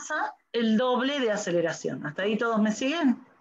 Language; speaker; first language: Spanish; native; Spanish